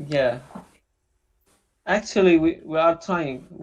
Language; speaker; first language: English; non-native, learner; Arabic